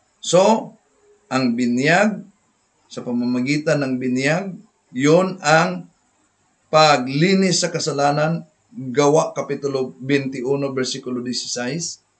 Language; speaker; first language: Filipino; non-native, local second language; Cebuano